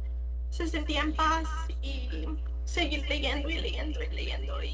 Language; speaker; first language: Spanish; early bilingual, heritage; Spanish